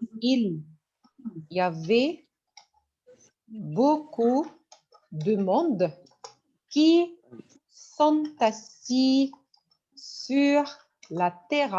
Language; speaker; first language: French; non-native, fluent; Arabic